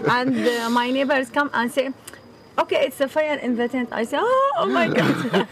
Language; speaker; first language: English; non-native, learner; Arabic